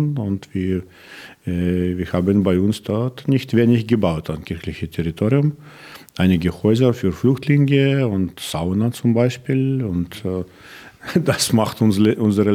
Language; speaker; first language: German; non-native, learner; Russian